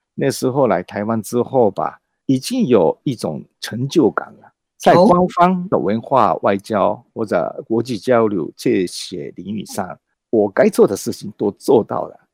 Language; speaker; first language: Chinese; non-native, fluent; Japanese